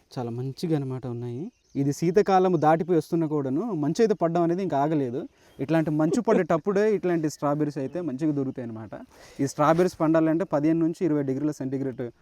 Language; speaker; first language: Telugu; native; Telugu